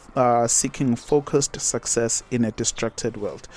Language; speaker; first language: English; non-native, local second language; Zulu